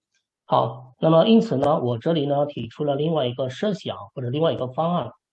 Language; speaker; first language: Chinese; native; Chinese